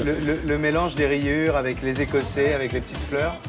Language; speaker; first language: French; native; French